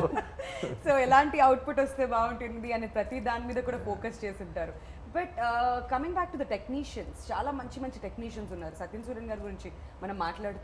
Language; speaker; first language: Telugu; native; Telugu